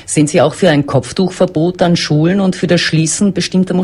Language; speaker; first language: German; native; German